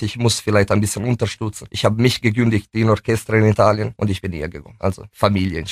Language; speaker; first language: German; non-native, fluent; Italian